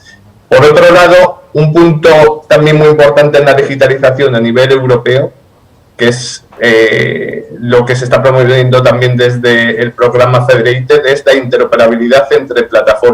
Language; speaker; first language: Spanish; native; Spanish